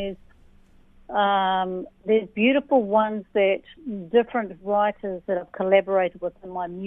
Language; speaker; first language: English; native; English